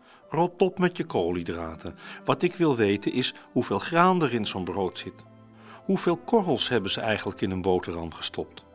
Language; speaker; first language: Dutch; native; Dutch